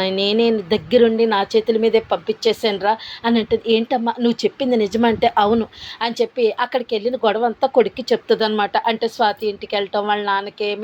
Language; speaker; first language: Telugu; native; Telugu